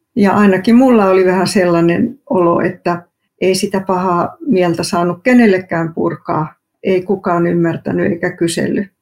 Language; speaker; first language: Finnish; native; Finnish